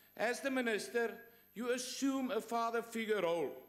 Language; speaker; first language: English; non-native, local second language; Afrikaans